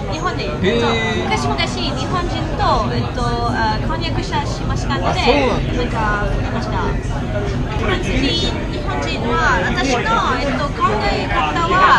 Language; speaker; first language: Japanese; non-native, learner; French